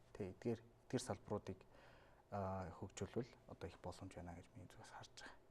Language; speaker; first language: Mongolian; native; Mongolian